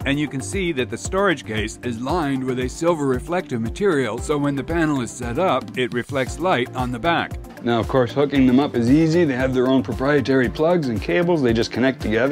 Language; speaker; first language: English; native; English